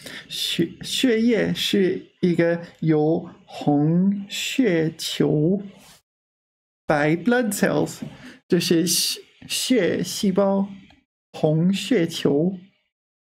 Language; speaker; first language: Chinese; non-native, learner; English